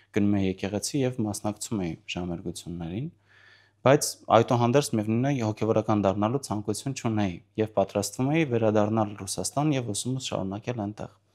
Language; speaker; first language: Armenian; early bilingual, heritage; Armenian